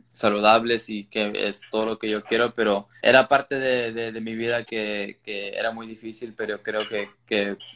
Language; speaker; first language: Spanish; early bilingual, heritage; Spanish